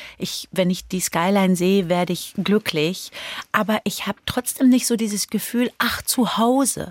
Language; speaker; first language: German; early bilingual, other home language; Persian